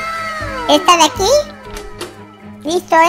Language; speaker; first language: Spanish; native; Spanish